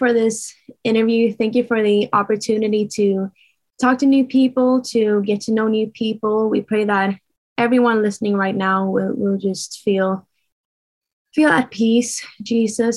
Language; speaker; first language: English; non-native, fluent; Swedish